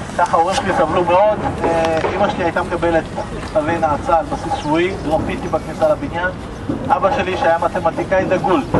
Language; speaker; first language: Hebrew; early bilingual, other home language; Russian